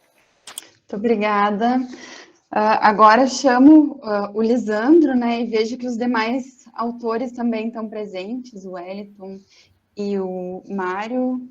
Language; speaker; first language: Portuguese; native; Portuguese